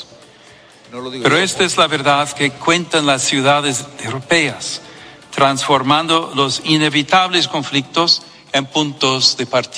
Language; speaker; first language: Spanish; non-native, fluent; English